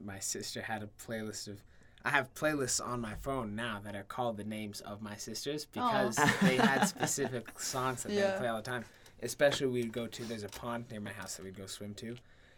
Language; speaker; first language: English; native; English